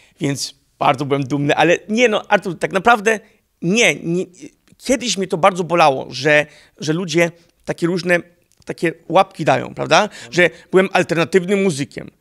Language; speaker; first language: Polish; early bilingual, heritage; Polish